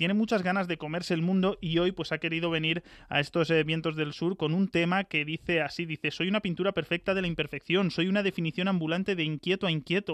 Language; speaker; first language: Spanish; native; Spanish